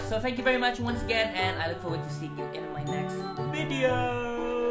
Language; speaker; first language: English; non-native, local second language; Malay